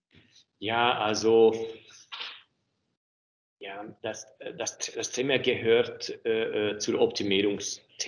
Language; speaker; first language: German; non-native, fluent; Hungarian